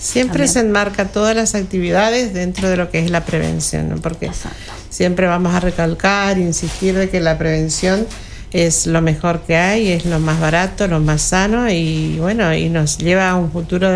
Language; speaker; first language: Spanish; native; Spanish